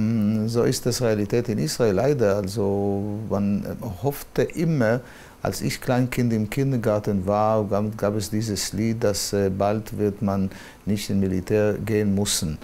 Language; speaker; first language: German; non-native, fluent; Hebrew